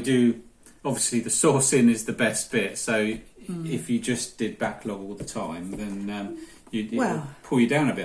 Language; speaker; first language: English; native; English